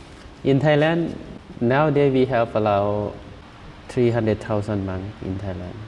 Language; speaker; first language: English; non-native, learner; Thai